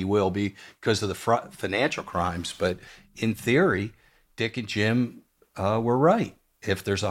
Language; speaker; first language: English; native; English